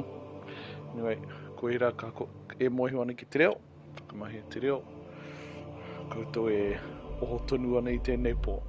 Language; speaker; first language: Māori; non-native, local second language; English